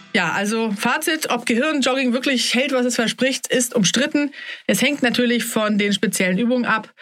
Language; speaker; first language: German; native; German